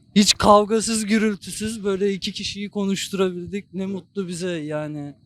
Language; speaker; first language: Turkish; native; Turkish